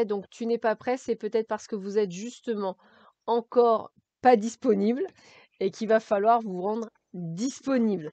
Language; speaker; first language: French; native; French